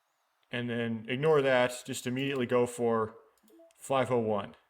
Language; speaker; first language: English; native; English